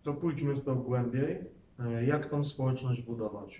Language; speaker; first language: Polish; native; Polish